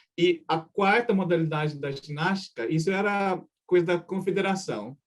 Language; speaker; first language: Portuguese; early bilingual, other home language; Japanese